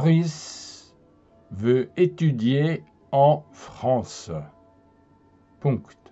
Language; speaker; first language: French; non-native, fluent; German